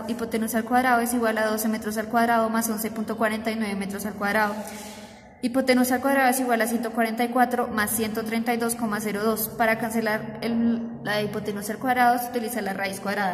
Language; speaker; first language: Spanish; native; Spanish